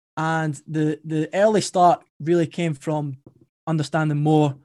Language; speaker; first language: English; native; English